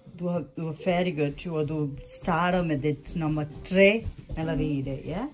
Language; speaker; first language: Danish; non-native, fluent; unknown